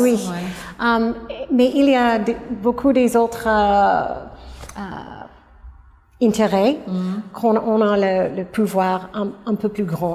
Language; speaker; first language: French; non-native, fluent; English